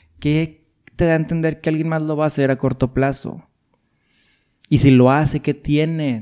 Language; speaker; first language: Spanish; native; Spanish